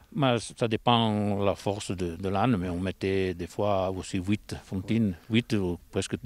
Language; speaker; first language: French; non-native, local second language; Italian